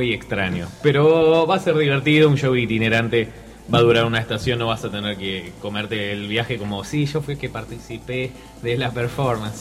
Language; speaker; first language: Spanish; native; Spanish